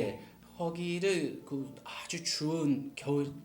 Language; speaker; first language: Korean; non-native, learner; Japanese